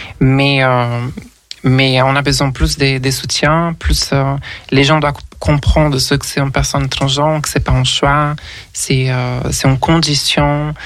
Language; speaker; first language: French; non-native, fluent; Portuguese